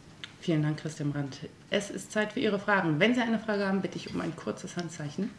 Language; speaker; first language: German; native; German